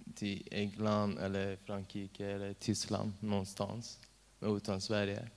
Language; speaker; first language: Swedish; non-native, fluent; Persian